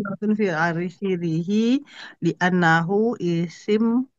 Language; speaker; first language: Arabic; non-native, learner; Indonesian